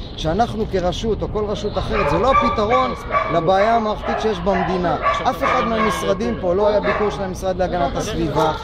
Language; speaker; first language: Hebrew; native; Hebrew